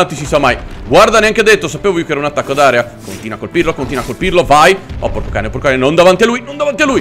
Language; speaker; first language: Italian; native; Italian